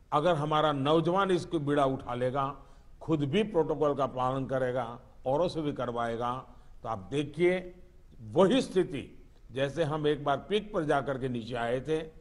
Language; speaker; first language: Hindi; non-native, local second language; Gujarati